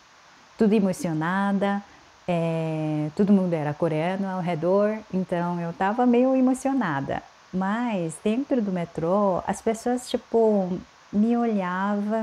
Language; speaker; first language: Portuguese; non-native, fluent; Korean